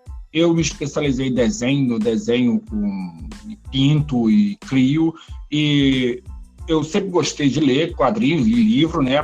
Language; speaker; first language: Portuguese; native; Portuguese